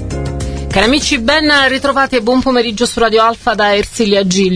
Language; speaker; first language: Italian; native; Italian